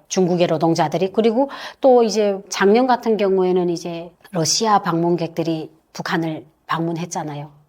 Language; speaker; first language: Korean; native; Korean